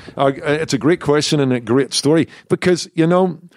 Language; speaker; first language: English; native; English